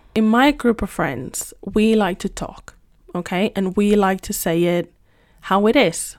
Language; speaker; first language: English; non-native, fluent; Spanish